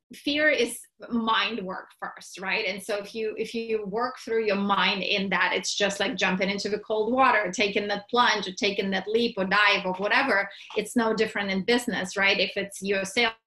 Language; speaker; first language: English; non-native, fluent; Russian